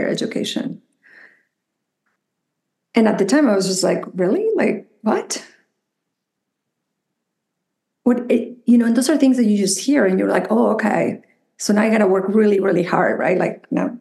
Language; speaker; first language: English; non-native, fluent; Spanish